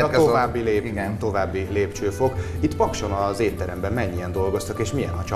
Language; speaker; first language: Hungarian; native; Hungarian